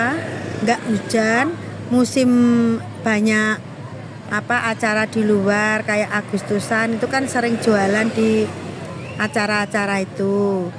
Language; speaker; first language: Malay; non-native, local second language; Javanese